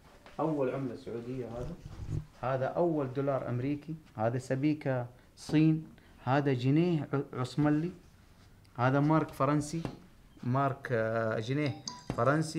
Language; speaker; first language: Arabic; non-native, learner; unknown